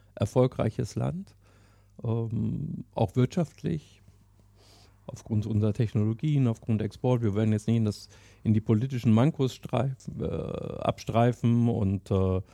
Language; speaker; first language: German; non-native, fluent; English